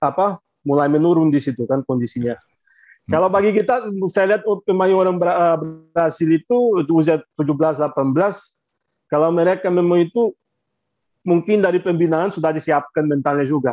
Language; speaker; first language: Indonesian; non-native, fluent; Portuguese